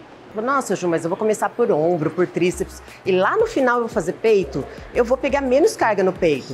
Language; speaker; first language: Portuguese; native; Portuguese